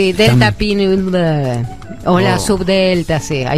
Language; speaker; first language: Spanish; native; Spanish